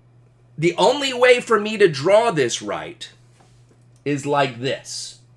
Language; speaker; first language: English; native; English